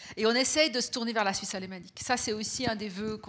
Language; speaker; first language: French; native; French